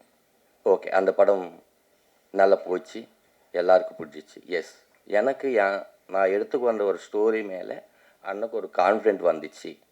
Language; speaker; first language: Tamil; non-native, learner; Telugu